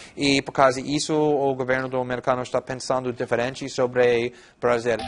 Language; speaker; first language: Portuguese; non-native, fluent; English